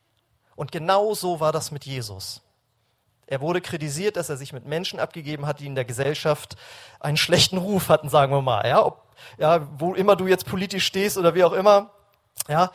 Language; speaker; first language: German; native; German